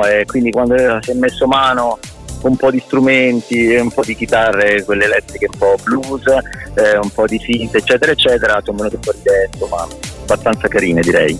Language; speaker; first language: Italian; native; Italian